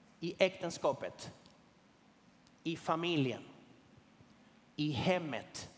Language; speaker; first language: Swedish; non-native, fluent; Spanish